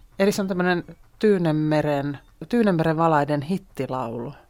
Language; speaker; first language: Finnish; native; Finnish